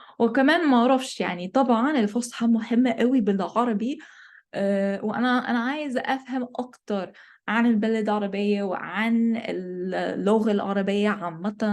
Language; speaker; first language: Egyptian Arabic; non-native, fluent; English